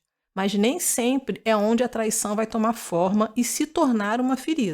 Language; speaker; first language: Portuguese; native; Portuguese